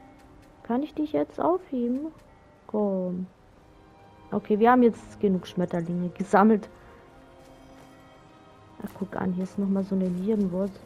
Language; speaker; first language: German; native; German